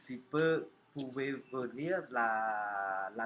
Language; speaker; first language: French; non-native, fluent; Khmer